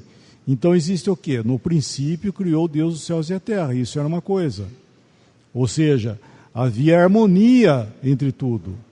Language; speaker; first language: Portuguese; native; Portuguese